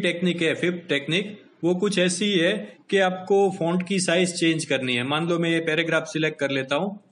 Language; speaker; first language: Hindi; non-native, local second language; Gujarati